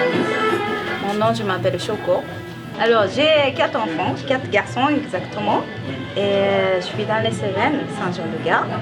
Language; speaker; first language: French; non-native, fluent; Japanese